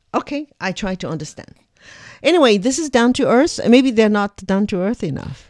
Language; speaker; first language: English; non-native, fluent; Chinese